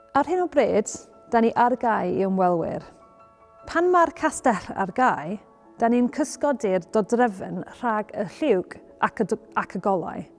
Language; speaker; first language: Welsh; non-native, learner; English